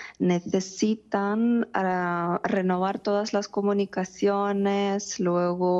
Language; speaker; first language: Spanish; non-native, fluent; Ukrainian